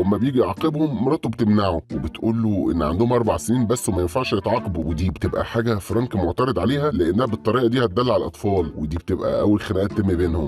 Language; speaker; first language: Arabic; native; Arabic